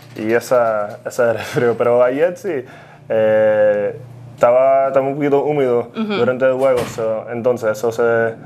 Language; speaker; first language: Spanish; early bilingual, heritage; Spanish